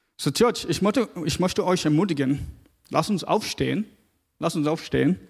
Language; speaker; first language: German; non-native, fluent; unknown